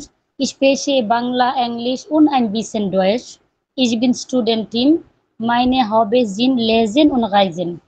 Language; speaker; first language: German; non-native, learner; Bangla